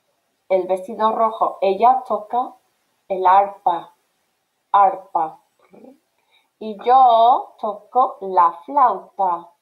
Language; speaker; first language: Spanish; non-native, fluent; English